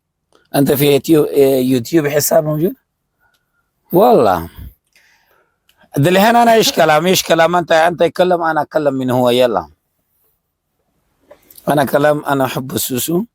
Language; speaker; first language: Arabic; non-native, learner; Urdu